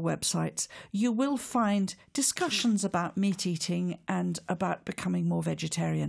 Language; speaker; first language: English; native; English